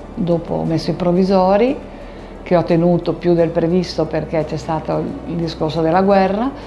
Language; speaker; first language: Italian; native; Italian